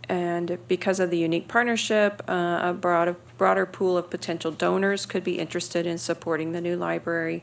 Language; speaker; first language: English; native; English